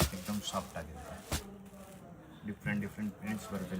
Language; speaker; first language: Kannada; non-native, local second language; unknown